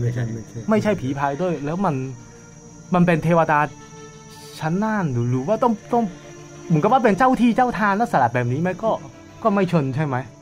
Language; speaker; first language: Thai; non-native, fluent; Cantonese